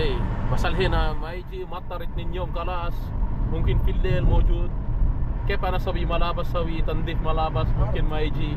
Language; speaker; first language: Arabic; non-native, learner; Filipino